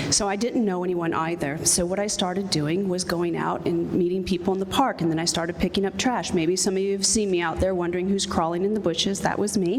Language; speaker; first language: English; native; English